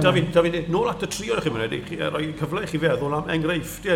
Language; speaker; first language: Welsh; native; Welsh